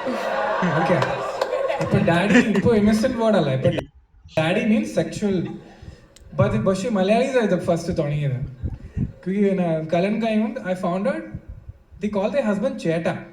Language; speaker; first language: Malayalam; non-native, learner; English